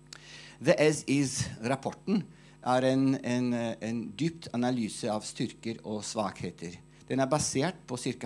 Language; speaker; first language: Norwegian; non-native, fluent; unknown